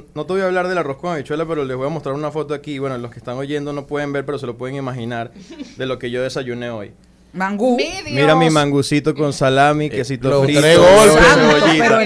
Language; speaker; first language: Spanish; native; Spanish